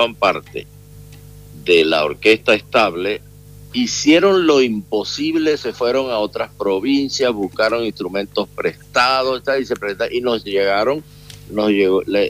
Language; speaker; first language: Spanish; native; Spanish